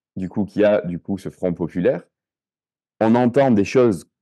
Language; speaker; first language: French; native; French